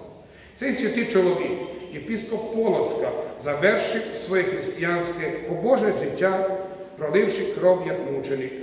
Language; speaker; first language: Ukrainian; non-native, fluent; Croatian